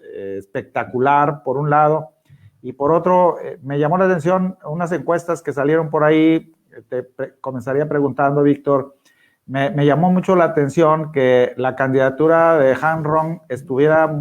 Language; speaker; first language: Spanish; native; Spanish